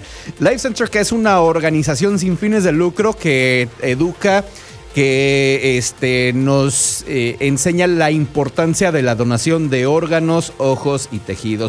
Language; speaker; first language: Spanish; native; Spanish